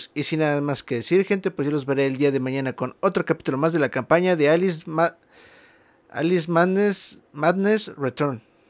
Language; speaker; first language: Spanish; native; Spanish